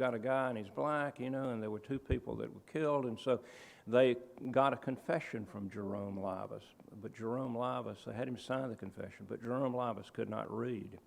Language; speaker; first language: English; native; English